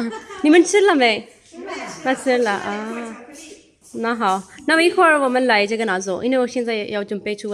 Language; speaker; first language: Chinese; non-native, learner; Urdu